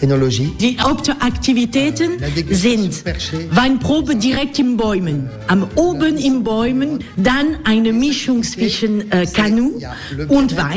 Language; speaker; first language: German; non-native, learner; French